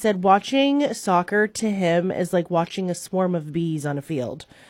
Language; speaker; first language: English; native; English